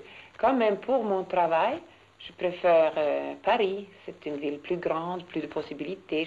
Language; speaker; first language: French; non-native, learner; Swedish